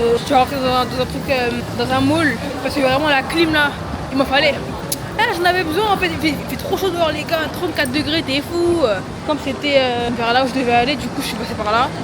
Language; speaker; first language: French; native; French